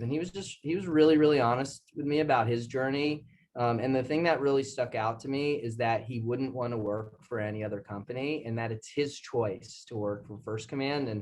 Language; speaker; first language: English; native; English